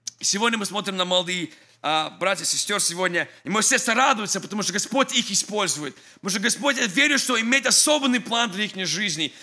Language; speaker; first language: Russian; early bilingual, heritage; English